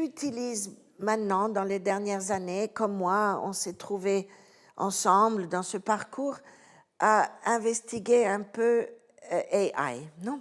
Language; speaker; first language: French; non-native, fluent; Italian